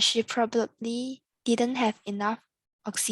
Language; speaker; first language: English; non-native, learner; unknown